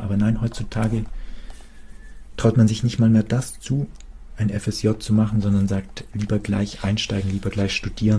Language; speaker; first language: German; native; German